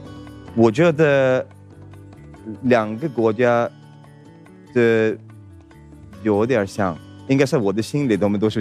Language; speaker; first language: Chinese; non-native, fluent; Swedish